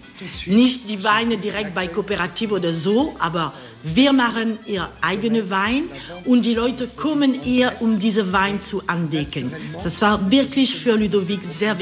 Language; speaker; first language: German; non-native, learner; French